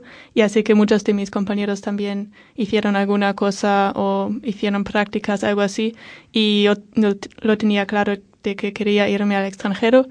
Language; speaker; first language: Spanish; non-native, fluent; German